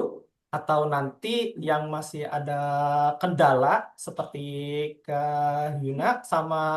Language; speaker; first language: Indonesian; native; Indonesian